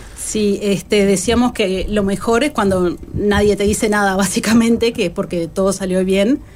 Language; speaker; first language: Spanish; native; Spanish